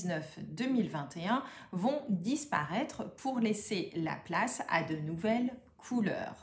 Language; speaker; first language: French; native; French